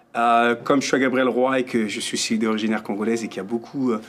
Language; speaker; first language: French; native; French